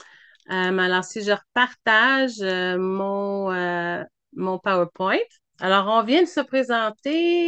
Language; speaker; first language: French; native; French